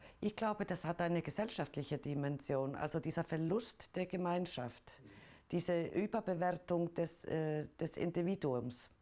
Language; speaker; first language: German; non-native, fluent; Icelandic